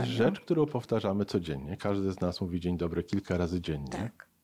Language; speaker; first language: Polish; native; Polish